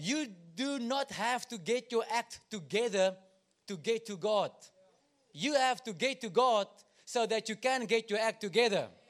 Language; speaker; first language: English; non-native, local second language; Afrikaans